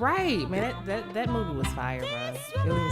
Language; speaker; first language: English; native; English